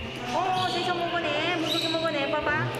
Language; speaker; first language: Korean; non-native, learner; Vietnamese